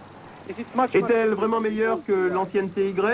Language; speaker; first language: French; native; French